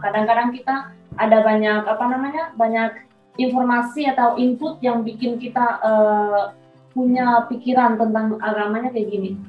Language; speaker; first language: Indonesian; non-native, fluent; Spanish